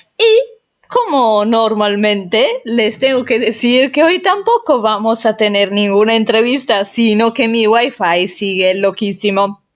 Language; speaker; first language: Spanish; non-native, fluent; Italian